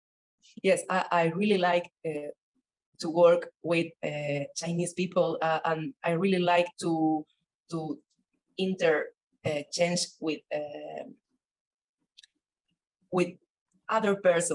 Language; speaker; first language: English; non-native, learner; Spanish